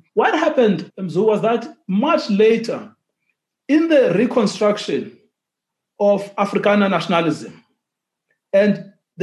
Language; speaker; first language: English; non-native, local second language; Xhosa